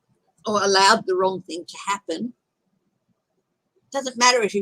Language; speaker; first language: English; native; English